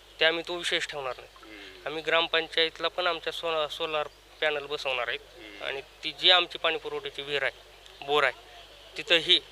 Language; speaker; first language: Marathi; native; Marathi